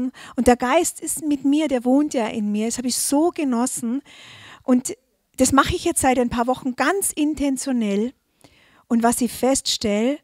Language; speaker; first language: German; native; German